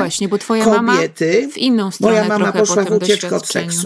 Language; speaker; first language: Polish; native; Polish